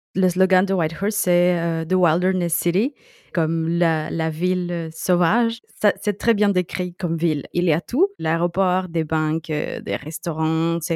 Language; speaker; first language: French; non-native, fluent; Spanish